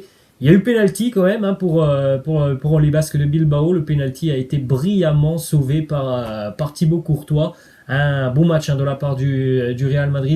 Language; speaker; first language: French; native; French